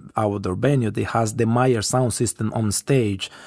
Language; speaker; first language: English; non-native, fluent; Spanish